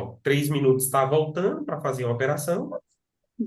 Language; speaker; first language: Portuguese; native; Portuguese